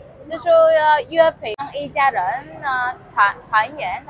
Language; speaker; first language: Chinese; non-native, fluent; Vietnamese